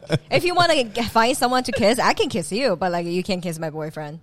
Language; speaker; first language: English; non-native, fluent; Chinese